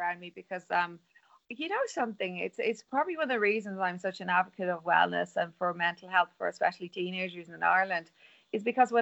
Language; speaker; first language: English; non-native, local second language; Irish